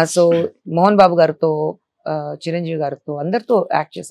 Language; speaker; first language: Telugu; non-native, learner; Tamil